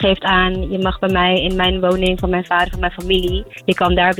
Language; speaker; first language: Dutch; early bilingual, other home language; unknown